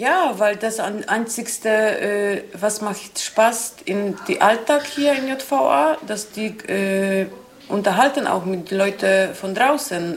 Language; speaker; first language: German; non-native, learner; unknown